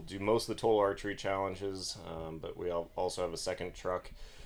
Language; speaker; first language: English; native; English